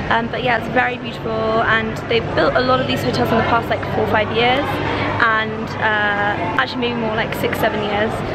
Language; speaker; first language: English; early bilingual, other home language; Persian